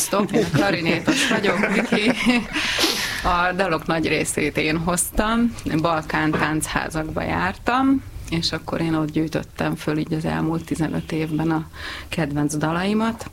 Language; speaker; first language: Hungarian; native; Hungarian